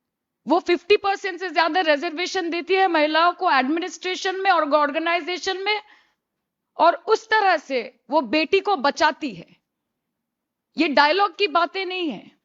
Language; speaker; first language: Hindi; non-native, local second language; Bangla